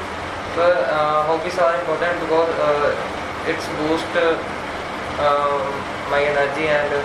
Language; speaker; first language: English; non-native, learner; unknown